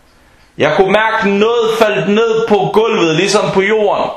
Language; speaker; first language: Danish; non-native, fluent; Arabic